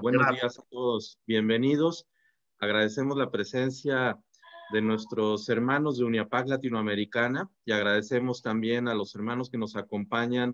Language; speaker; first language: Spanish; native; Spanish